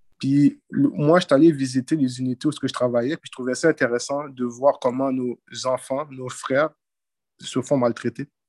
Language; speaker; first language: French; early bilingual, other home language; Haitian Creole